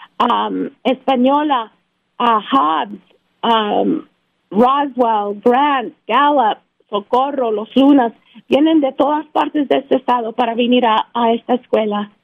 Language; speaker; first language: Spanish; early bilingual, heritage; Spanish